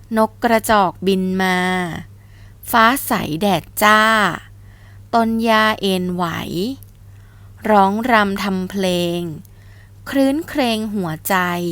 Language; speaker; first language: Thai; native; Thai